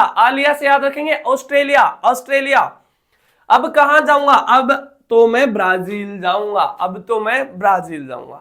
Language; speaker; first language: Hindi; native; Hindi